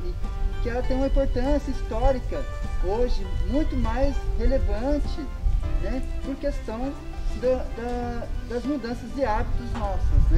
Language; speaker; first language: Portuguese; native; Portuguese